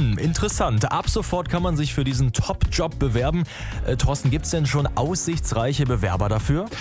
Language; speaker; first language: German; native; German